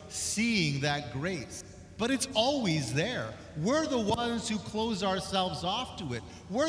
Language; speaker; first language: English; native; English